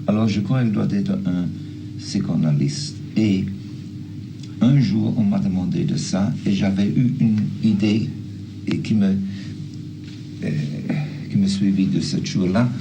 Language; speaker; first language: French; non-native, fluent; German